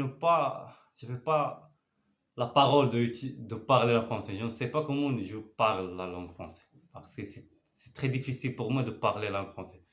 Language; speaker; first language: French; non-native, learner; Arabic